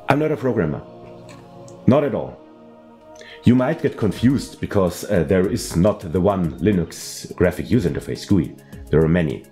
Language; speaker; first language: English; non-native, fluent; German